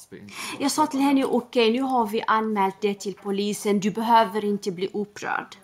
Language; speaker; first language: Swedish; non-native, fluent; Arabic